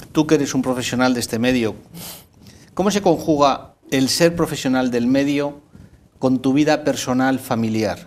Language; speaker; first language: Spanish; native; Spanish